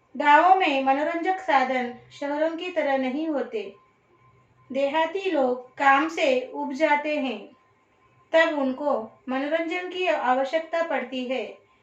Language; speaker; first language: Hindi; non-native, local second language; Telugu